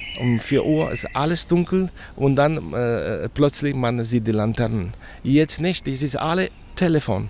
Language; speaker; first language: German; non-native, fluent; Spanish